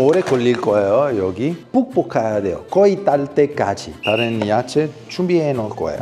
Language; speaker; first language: Korean; non-native, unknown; Italian